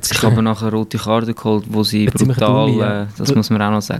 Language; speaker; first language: German; native; German